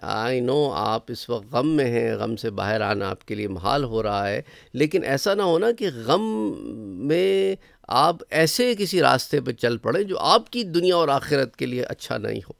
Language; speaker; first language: Urdu; native; Urdu